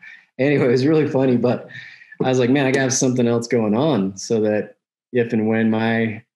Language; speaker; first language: English; native; English